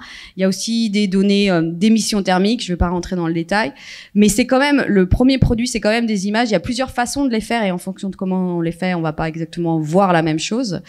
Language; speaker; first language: French; native; French